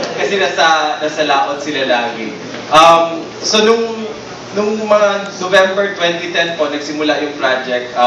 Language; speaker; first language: Filipino; non-native, local second language; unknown